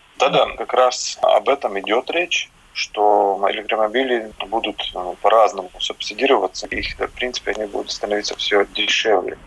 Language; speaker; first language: Russian; non-native, local second language; Latvian